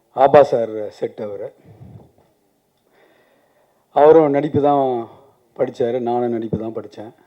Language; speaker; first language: Tamil; native; Tamil